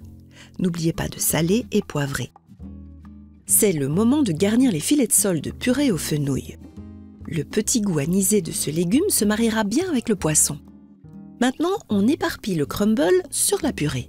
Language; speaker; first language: French; native; French